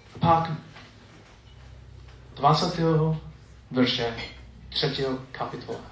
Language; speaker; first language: Czech; non-native, learner; English